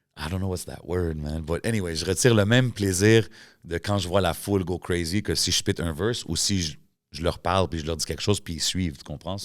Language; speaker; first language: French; early bilingual, other home language; Arabic